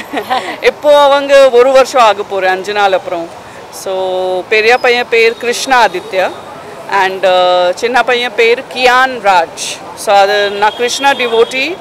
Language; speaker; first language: Tamil; non-native, fluent; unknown